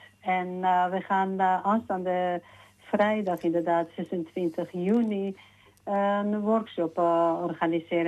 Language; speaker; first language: Dutch; non-native, fluent; Georgian